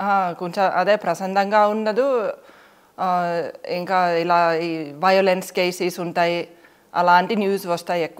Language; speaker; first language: Telugu; non-native, fluent; Finnish